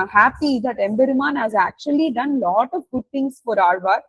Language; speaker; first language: English; non-native, local second language; Tamil